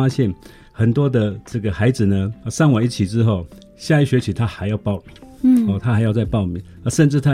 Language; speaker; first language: Chinese; non-native, local second language; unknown